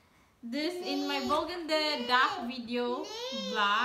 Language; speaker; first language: Dutch; non-native, learner; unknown